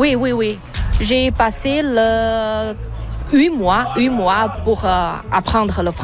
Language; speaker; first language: French; non-native, learner; Chinese